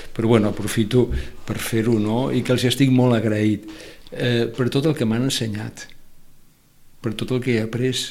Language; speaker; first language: Catalan; non-native, local second language; Spanish